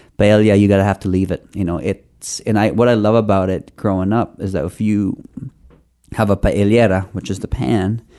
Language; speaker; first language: English; non-native, local second language; Filipino